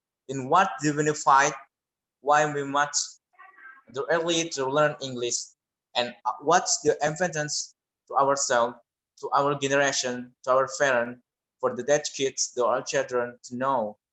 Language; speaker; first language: English; non-native, learner; Indonesian